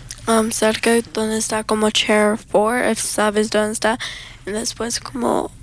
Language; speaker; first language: Spanish; early bilingual, other home language; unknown